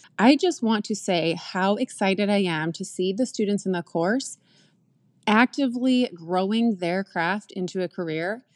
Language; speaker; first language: English; native; English